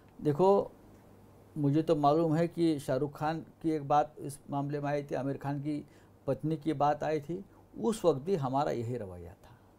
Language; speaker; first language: Hindi; non-native, local second language; Marathi